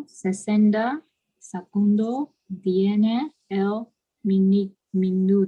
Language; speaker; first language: Spanish; non-native, learner; English